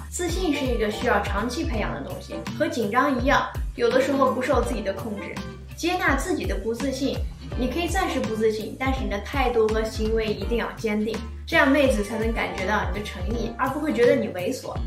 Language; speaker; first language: Chinese; native; Chinese